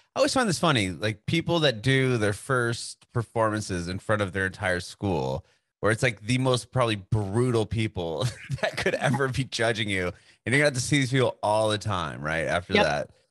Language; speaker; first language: English; native; English